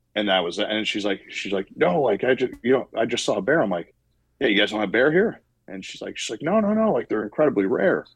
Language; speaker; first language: English; native; English